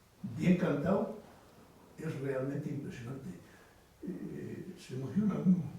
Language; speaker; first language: Spanish; native; Spanish